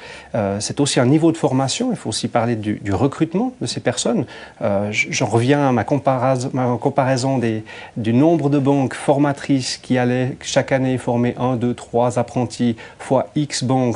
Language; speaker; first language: French; native; French